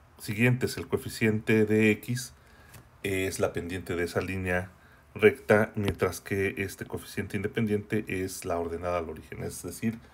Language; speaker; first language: Spanish; native; Spanish